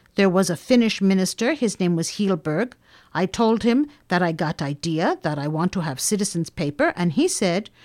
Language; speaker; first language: English; non-native, fluent; Finnish